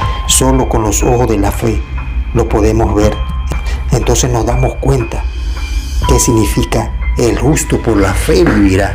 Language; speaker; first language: Spanish; native; Spanish